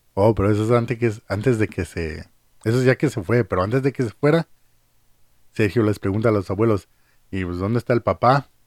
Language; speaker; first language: Spanish; early bilingual, heritage; Spanish